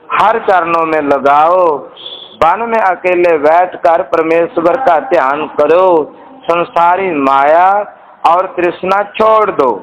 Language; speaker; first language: Hindi; non-native, local second language; Punjabi